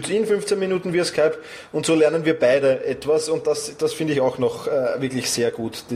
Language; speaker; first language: German; native; German